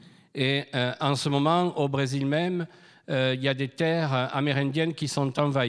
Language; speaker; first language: French; native; French